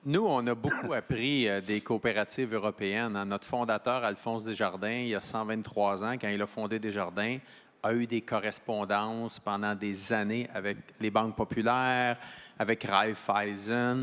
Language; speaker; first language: French; native; French